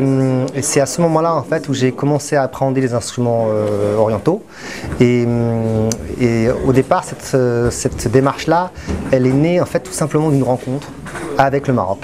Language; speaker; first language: French; native; French